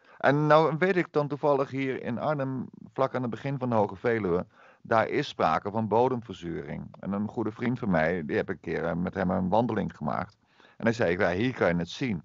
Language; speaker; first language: Dutch; native; Dutch